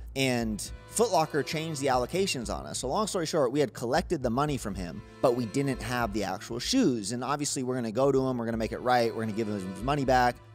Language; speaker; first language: English; native; English